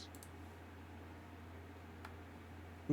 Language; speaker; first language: English; native; English